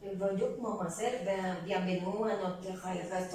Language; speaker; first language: French; non-native, learner; Spanish